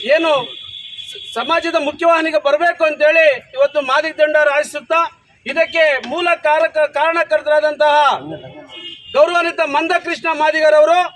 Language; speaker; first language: Kannada; native; Kannada